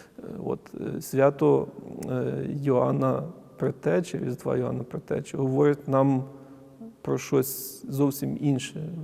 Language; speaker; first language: Ukrainian; native; Ukrainian